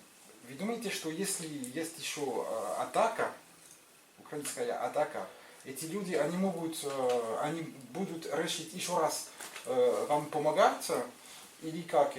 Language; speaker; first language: Russian; non-native, fluent; French